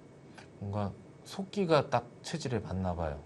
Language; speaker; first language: Korean; native; Korean